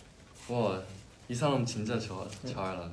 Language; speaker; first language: Korean; non-native, fluent; Chinese